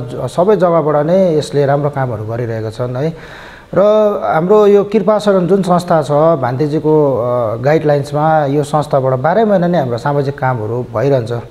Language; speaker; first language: Nepali; native; Nepali